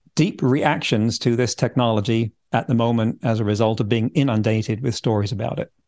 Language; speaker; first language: English; native; English